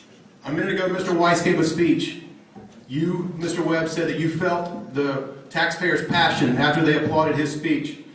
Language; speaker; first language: English; native; English